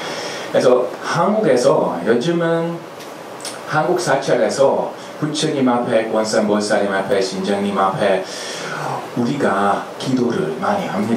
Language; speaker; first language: Korean; non-native, fluent; Hungarian